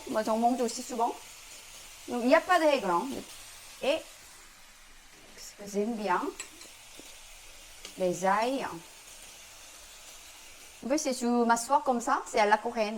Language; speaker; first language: French; non-native, learner; Korean